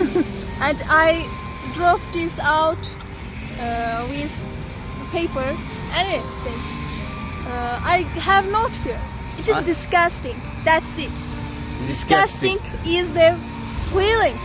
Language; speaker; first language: English; non-native, learner; Azerbaijani